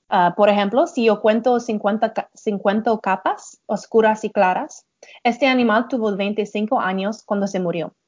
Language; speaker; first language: Spanish; non-native, learner; English